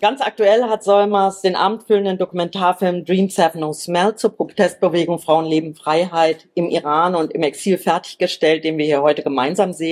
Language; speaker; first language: German; native; German